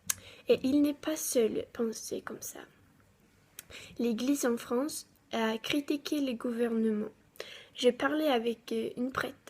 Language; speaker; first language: French; non-native, learner; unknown